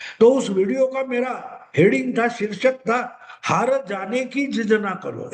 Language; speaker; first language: Hindi; non-native, local second language; Marathi